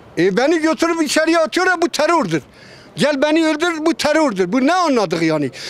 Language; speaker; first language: Turkish; non-native, local second language; Kurdish